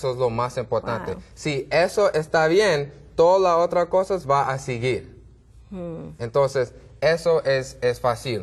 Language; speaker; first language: Spanish; non-native, learner; English